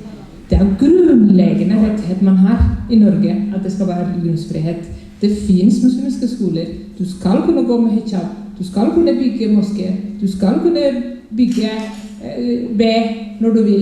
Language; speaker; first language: Norwegian; early bilingual, other home language; Somali